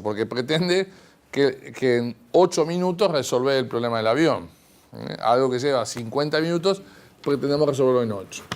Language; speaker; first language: Spanish; native; Spanish